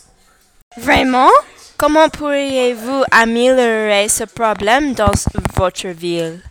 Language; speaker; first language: French; non-native, learner; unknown